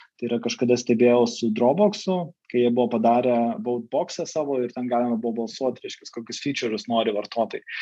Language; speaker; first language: Lithuanian; native; Lithuanian